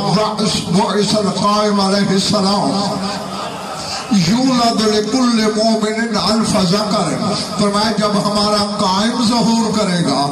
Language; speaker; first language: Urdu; non-native, local second language; Saraiki